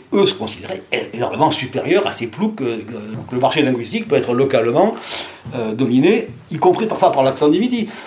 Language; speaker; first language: French; native; French